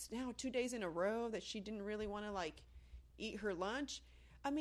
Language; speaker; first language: English; early bilingual, other home language; Spanish